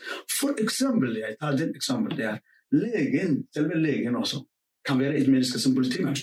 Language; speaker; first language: Norwegian; non-native, fluent; Somali